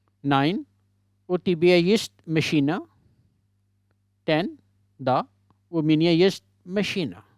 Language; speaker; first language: Russian; non-native, learner; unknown